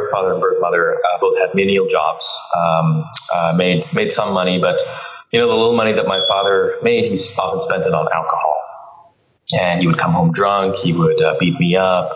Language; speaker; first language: English; early bilingual, other home language; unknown